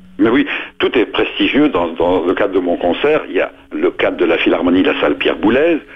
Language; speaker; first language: French; non-native, local second language; Arabic